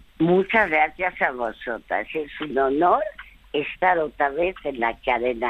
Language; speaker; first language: Spanish; early bilingual, other home language; French